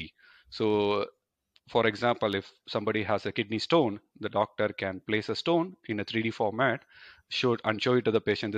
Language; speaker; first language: English; non-native, local second language; Tamil